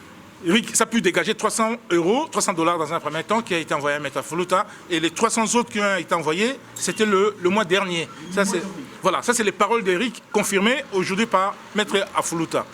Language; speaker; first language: French; non-native, local second language; Lingala